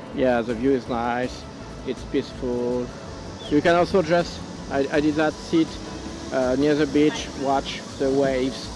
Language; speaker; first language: English; non-native, learner; French